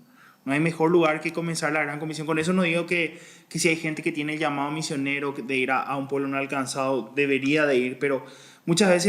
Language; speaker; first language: Spanish; native; Spanish